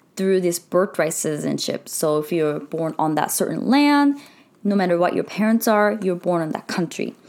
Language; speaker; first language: English; early bilingual, heritage; Japanese